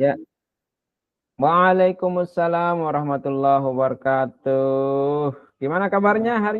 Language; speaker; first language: Indonesian; non-native, local second language; Sasak